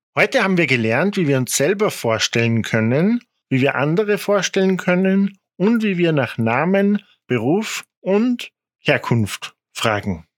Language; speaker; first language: German; native; German